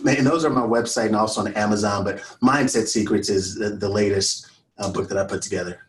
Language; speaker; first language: English; native; English